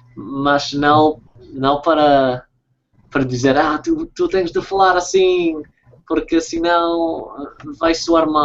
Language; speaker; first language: Portuguese; non-native, fluent; English